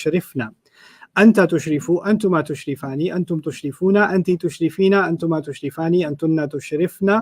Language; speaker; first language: Arabic; non-native, fluent; English